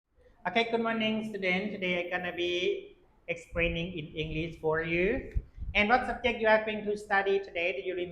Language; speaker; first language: English; non-native, learner; Lao